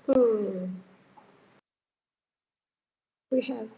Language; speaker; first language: English; non-native, learner; Vietnamese